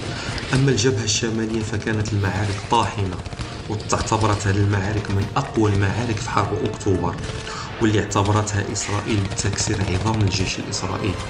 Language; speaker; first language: Arabic; native; Arabic